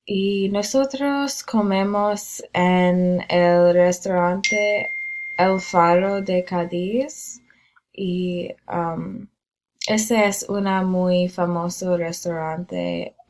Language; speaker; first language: Spanish; non-native, learner; English